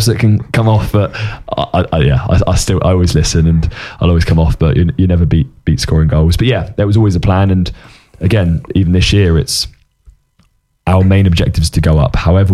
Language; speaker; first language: English; native; English